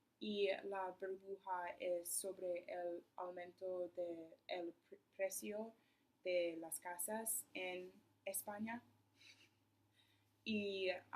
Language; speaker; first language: Spanish; non-native, learner; English